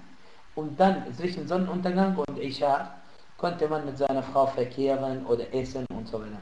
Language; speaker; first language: German; non-native, fluent; Arabic